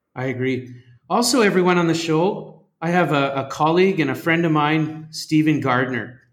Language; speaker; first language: English; native; English